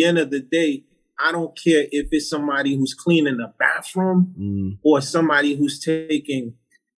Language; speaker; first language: English; early bilingual, other home language; Haitian Creole